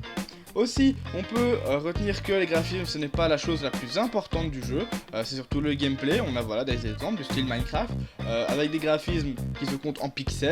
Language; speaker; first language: French; native; French